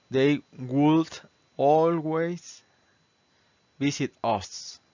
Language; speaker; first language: English; non-native, fluent; Spanish